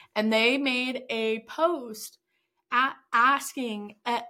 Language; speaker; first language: English; native; English